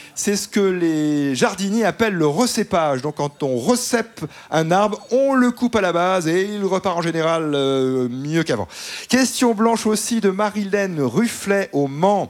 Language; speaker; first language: French; native; French